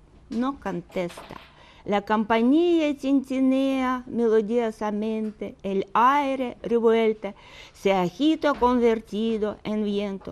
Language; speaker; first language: Spanish; non-native, fluent; Russian